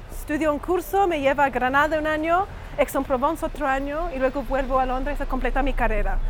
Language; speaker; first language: Spanish; non-native, fluent; English